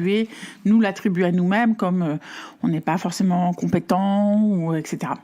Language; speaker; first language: French; native; French